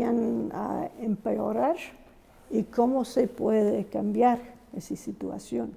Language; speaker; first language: Spanish; non-native, fluent; English